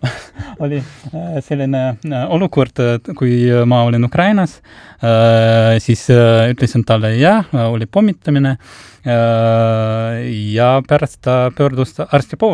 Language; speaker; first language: Estonian; non-native, local second language; Russian